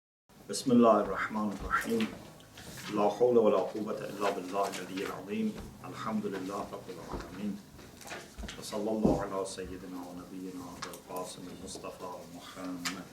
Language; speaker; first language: Arabic; non-native, fluent; Persian